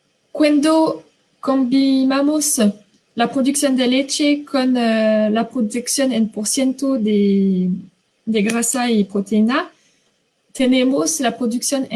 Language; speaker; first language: Spanish; non-native, fluent; French